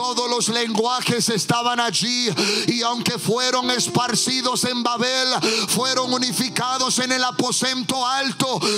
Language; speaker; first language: Spanish; early bilingual, heritage; Spanish